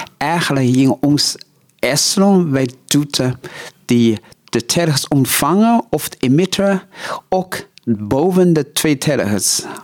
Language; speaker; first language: Dutch; non-native, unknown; Chinese